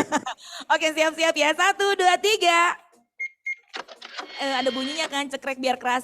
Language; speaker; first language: Indonesian; native; Indonesian